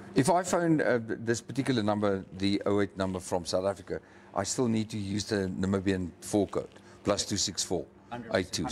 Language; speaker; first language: English; non-native, local second language; Afrikaans